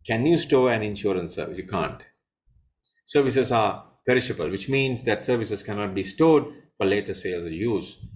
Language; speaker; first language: English; non-native, local second language; Sinhala